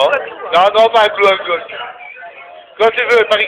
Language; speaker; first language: French; native; French